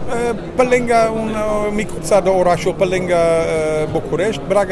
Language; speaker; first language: Romanian; non-native, learner; Dutch